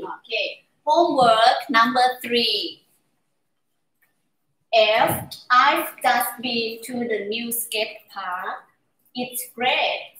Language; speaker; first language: English; non-native, learner; Thai